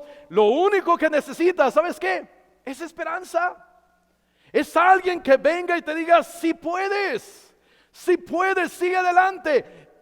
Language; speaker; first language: Spanish; native; Spanish